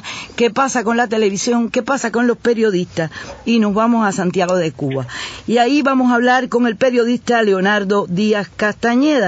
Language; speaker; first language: Spanish; native; Spanish